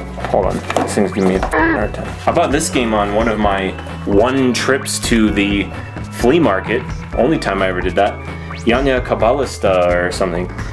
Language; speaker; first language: English; native; English